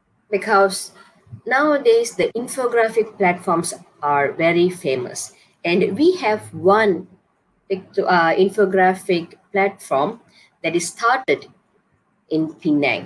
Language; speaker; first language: English; non-native, local second language; Tamil